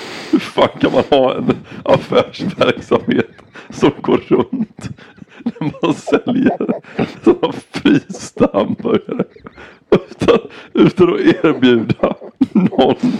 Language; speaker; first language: Swedish; native; Swedish